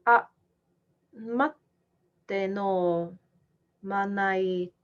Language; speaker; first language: Japanese; non-native, learner; English